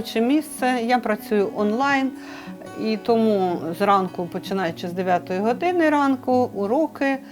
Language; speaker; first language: Ukrainian; native; Ukrainian